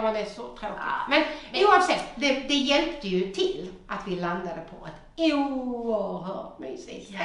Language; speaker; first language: Swedish; native; Swedish